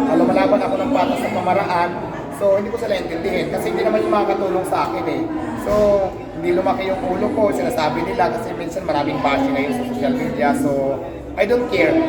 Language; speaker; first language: Filipino; non-native, local second language; Waray